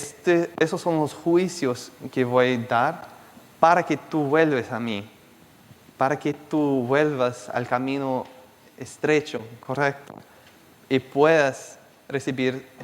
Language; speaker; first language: Spanish; non-native, fluent; Portuguese